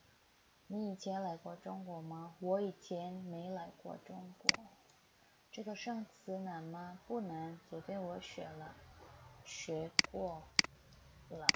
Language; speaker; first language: Chinese; non-native, fluent; Indonesian